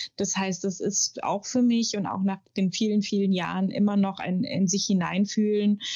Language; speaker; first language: German; native; German